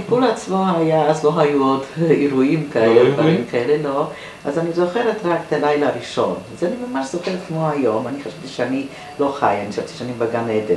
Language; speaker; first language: Hebrew; non-native, fluent; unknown